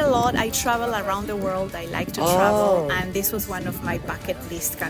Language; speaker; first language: English; non-native, fluent; Spanish